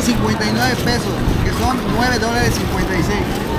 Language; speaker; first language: Spanish; native; Spanish